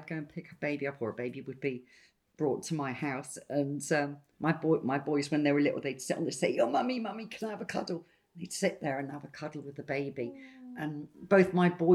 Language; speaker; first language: English; native; English